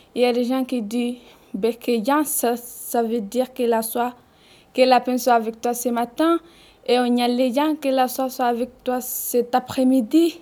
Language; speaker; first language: French; non-native, local second language; Fula